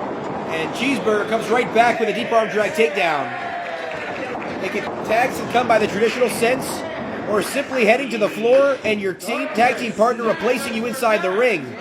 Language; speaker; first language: English; native; English